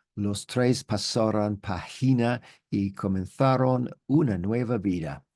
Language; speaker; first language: Spanish; non-native, learner; English